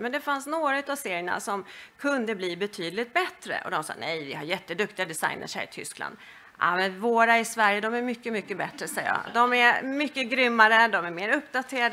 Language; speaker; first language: Swedish; native; Swedish